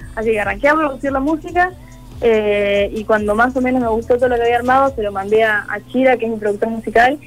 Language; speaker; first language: Spanish; native; Spanish